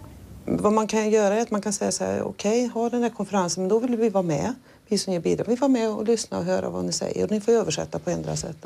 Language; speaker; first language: Swedish; native; Swedish